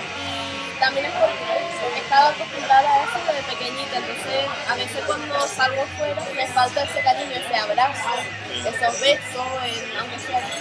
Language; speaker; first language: Spanish; early bilingual, other home language; German